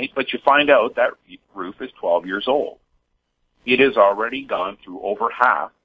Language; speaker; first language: English; native; English